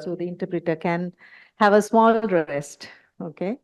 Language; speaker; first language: English; non-native, local second language; Sinhala